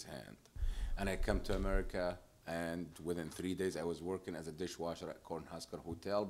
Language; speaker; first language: English; non-native, fluent; Arabic